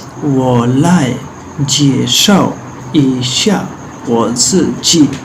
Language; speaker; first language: Chinese; non-native, fluent; Urdu